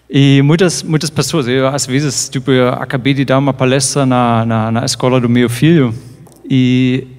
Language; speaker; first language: Portuguese; non-native, fluent; German